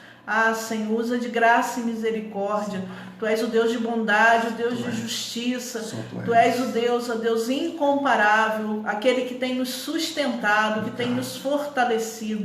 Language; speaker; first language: Portuguese; native; Portuguese